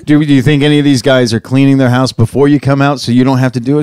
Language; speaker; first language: English; native; English